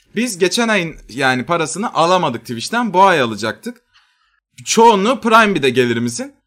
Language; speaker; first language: Turkish; native; Turkish